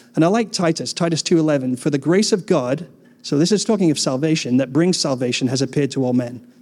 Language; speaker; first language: English; native; English